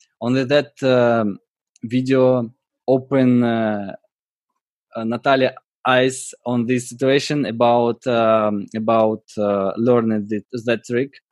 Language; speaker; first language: English; non-native, learner; Russian